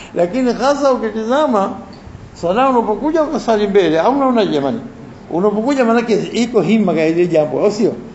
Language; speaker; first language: Swahili; native; Swahili